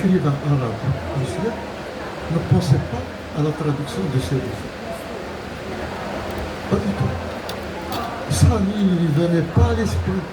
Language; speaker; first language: French; non-native, local second language; Arabic